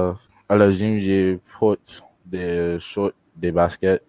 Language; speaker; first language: French; non-native, learner; English